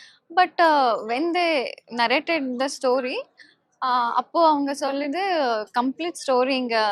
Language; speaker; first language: Tamil; non-native, learner; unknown